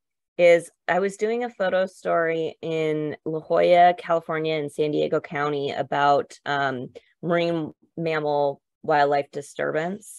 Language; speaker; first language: English; native; English